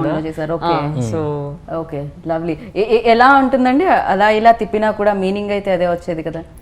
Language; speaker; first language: Telugu; native; Telugu